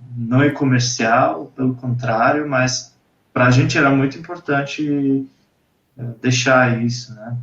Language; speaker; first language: Portuguese; non-native, fluent; Romanian